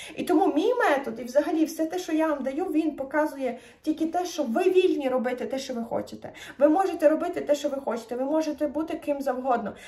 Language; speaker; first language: Ukrainian; native; Ukrainian